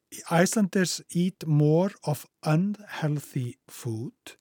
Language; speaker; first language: English; non-native, fluent; Icelandic